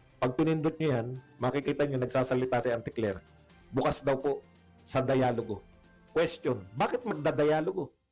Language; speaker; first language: Filipino; native; Filipino